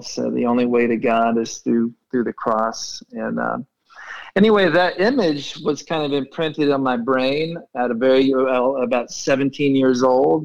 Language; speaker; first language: English; native; English